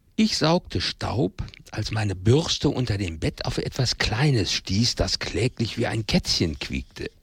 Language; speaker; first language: German; native; German